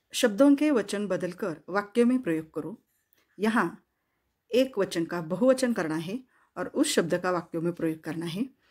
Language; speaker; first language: Hindi; non-native, local second language; Marathi